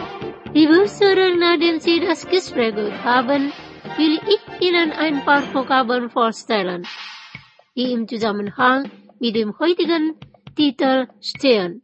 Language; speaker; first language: German; non-native, fluent; Indonesian